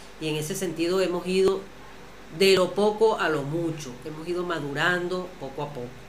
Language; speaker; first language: Spanish; native; Spanish